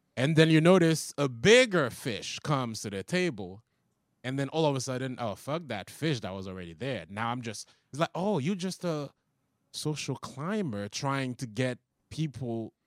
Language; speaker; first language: English; non-native, fluent; Haitian Creole